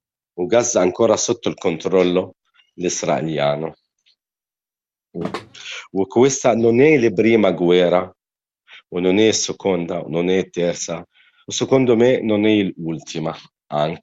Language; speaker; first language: Italian; non-native, learner; Arabic